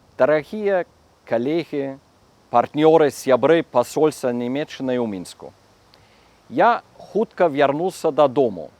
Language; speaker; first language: Belarusian; non-native, learner; German